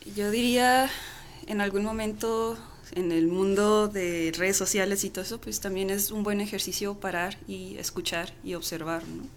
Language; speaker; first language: Spanish; native; Spanish